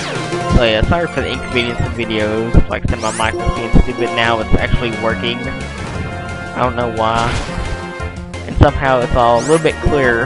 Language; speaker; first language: English; native; English